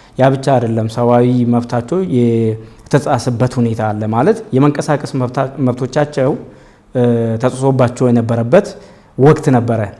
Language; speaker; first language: Amharic; native; Amharic